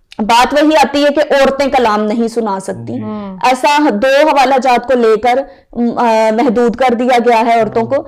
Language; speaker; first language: Urdu; native; Urdu